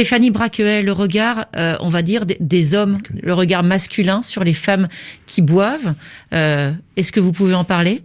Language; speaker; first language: French; native; French